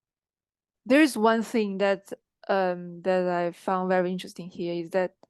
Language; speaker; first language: English; non-native, fluent; Chinese